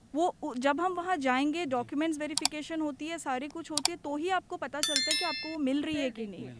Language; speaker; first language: Hindi; native; Hindi